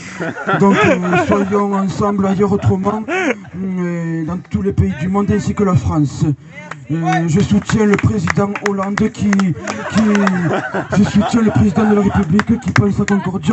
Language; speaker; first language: French; native; French